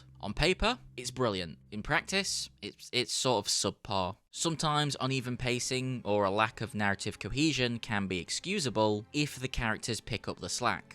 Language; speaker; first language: English; native; English